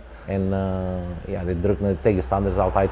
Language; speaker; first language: Dutch; non-native, fluent; Greek